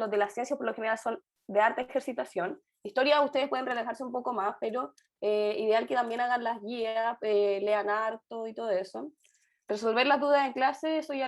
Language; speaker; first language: Spanish; native; Spanish